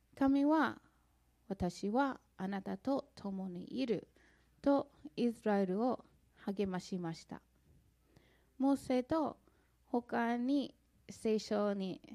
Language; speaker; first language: Japanese; non-native, fluent; English